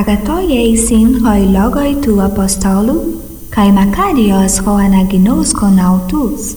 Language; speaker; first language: Greek; non-native, fluent; Portuguese